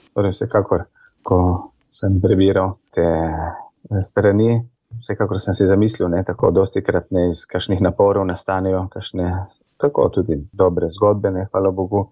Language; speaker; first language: Slovenian; early bilingual, heritage; Slovenian